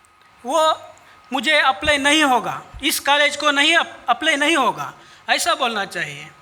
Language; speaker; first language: Hindi; non-native, local second language; Kannada